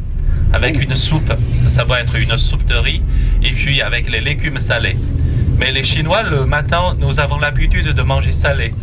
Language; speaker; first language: French; non-native, fluent; Chinese